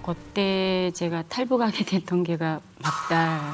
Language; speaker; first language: Korean; native; Korean